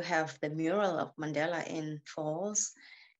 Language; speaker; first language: English; native; English